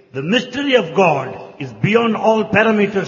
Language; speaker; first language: English; non-native, local second language; Telugu